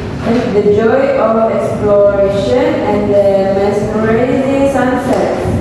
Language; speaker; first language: English; non-native, learner; Indonesian